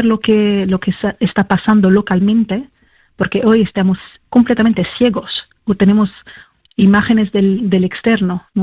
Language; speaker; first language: Spanish; non-native, fluent; French